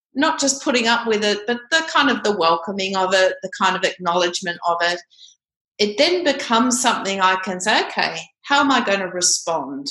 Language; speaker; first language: English; native; English